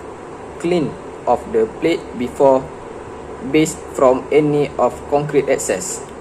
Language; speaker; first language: English; non-native, learner; Malay